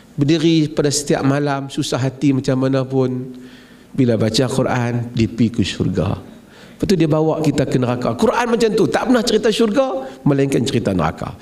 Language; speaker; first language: Malay; native; Malay